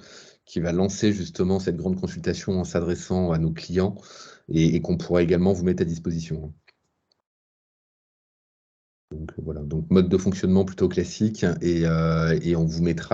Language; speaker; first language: French; native; French